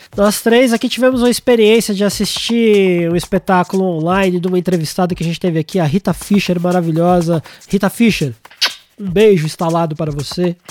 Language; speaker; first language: Portuguese; native; Portuguese